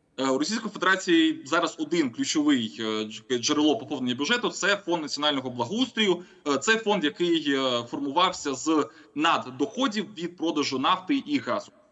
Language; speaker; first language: Ukrainian; non-native, local second language; Russian